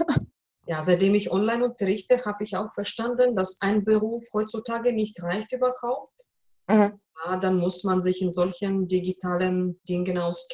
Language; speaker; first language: German; non-native, fluent; Russian